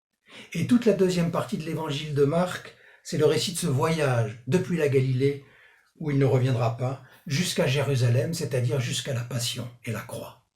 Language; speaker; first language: French; native; French